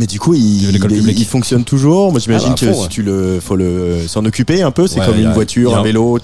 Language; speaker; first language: French; native; French